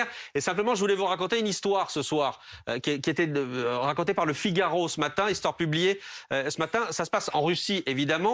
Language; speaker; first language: French; native; French